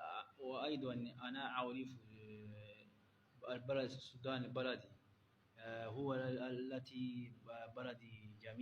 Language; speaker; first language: Arabic; non-native, learner; Kinyarwanda